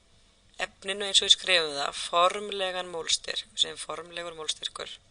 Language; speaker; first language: Icelandic; native; Icelandic